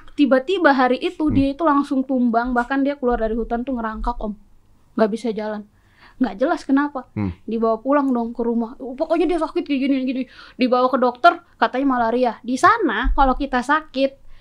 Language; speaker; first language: Indonesian; native; Indonesian